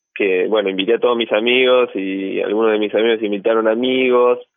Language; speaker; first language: Spanish; native; Spanish